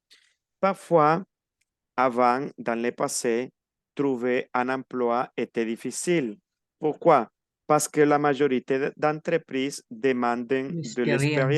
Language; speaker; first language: French; non-native, fluent; Spanish